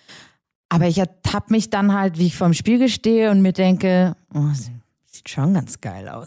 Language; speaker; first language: German; native; German